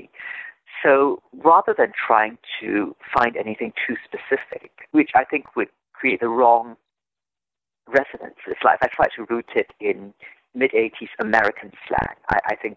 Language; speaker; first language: English; native; English